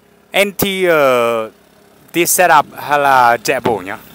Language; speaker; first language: Vietnamese; non-native, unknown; Chinese